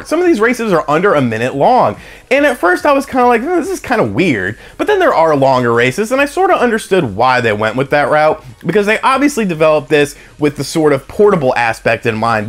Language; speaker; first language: English; native; English